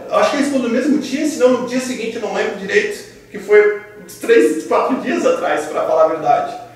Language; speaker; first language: Portuguese; native; Portuguese